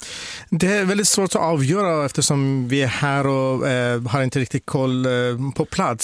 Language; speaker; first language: Swedish; non-native, fluent; Persian